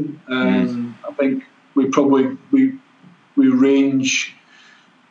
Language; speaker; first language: English; native; English